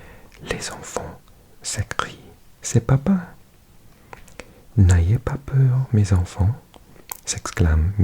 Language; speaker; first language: French; non-native, learner; English